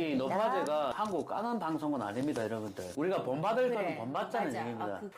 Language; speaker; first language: Korean; native; Korean